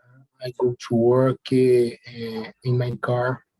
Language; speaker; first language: English; non-native, learner; Portuguese